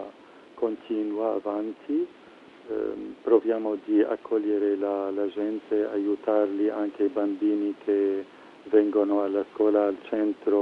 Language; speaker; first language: Italian; non-native, fluent; Arabic